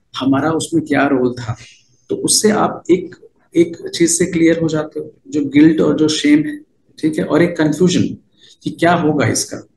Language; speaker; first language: Hindi; native; Hindi